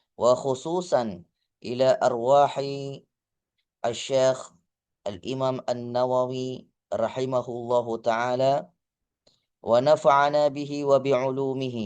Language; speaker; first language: Arabic; non-native, fluent; Indonesian